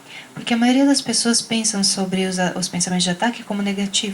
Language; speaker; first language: Portuguese; native; Portuguese